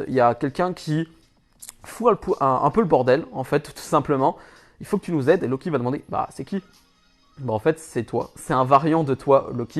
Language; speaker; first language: French; native; French